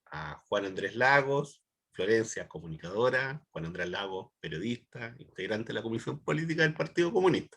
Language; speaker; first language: Spanish; native; Spanish